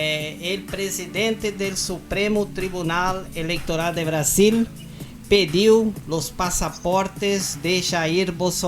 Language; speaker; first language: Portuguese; non-native, fluent; Spanish